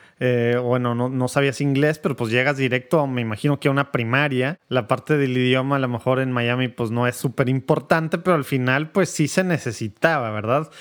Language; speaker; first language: Spanish; native; Spanish